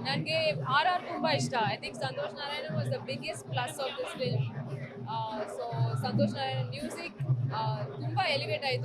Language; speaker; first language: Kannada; non-native, learner; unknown